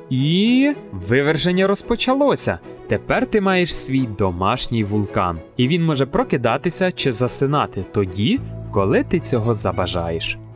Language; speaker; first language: Ukrainian; native; Ukrainian